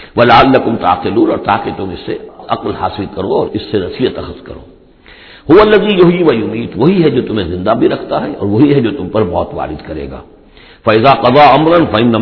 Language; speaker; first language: Urdu; native; Urdu